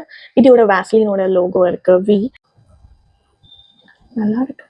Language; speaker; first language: Tamil; non-native, learner; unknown